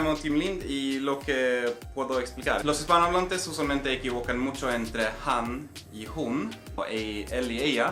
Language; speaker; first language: Spanish; non-native, fluent; Swedish